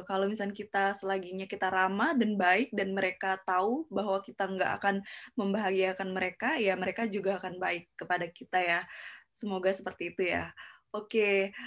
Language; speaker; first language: Indonesian; native; Indonesian